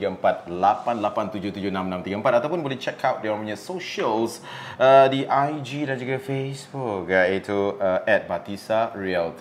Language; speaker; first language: Malay; native; Malay